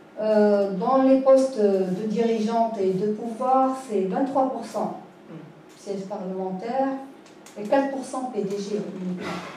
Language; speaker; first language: French; non-native, local second language; Arabic